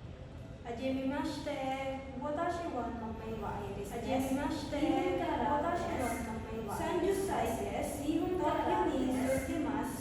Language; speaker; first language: Japanese; non-native, learner; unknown